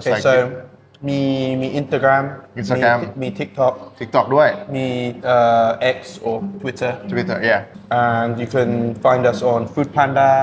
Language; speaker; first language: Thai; non-native, learner; English